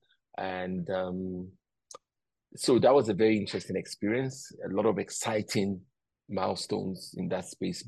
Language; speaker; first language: English; non-native, local second language; Yoruba